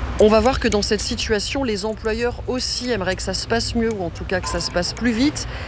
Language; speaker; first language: French; native; French